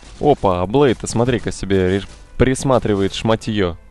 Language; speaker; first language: Russian; native; Russian